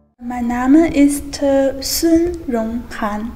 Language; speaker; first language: German; non-native, learner; Chinese